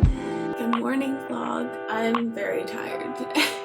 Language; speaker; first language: English; native; English